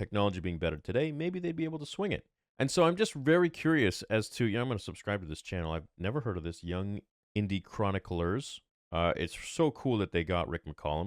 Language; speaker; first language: English; native; English